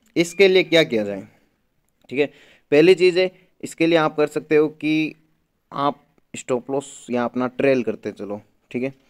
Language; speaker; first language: Hindi; native; Hindi